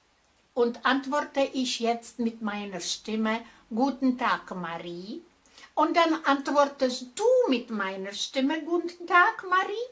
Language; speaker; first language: German; non-native, fluent; Czech